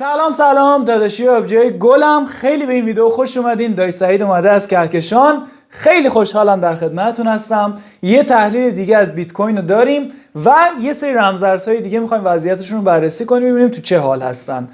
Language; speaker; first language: Persian; native; Persian